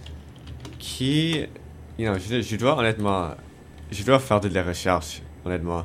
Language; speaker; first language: French; non-native, fluent; English